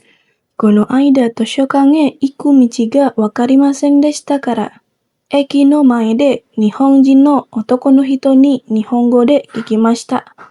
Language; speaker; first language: Japanese; non-native, fluent; Indonesian